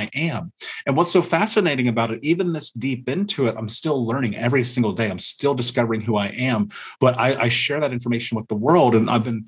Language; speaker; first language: English; native; English